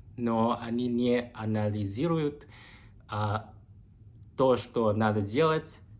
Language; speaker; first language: Russian; non-native, fluent; English